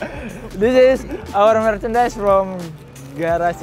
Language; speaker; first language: English; non-native, learner; Indonesian